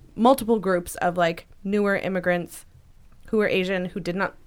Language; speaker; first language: English; native; English